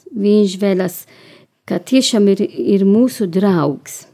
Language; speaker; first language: Latvian; non-native, learner; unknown